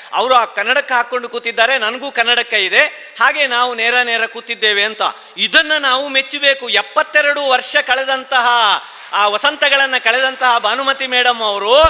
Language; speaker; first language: Kannada; non-native, local second language; Tulu